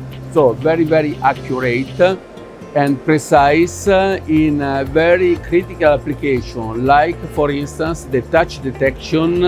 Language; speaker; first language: English; non-native, fluent; Italian